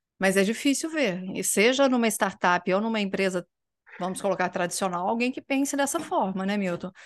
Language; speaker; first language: Portuguese; native; Portuguese